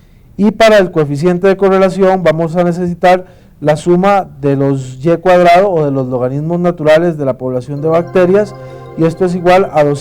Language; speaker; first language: Spanish; native; Spanish